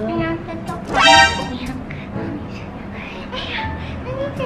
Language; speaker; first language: Chinese; native; Chinese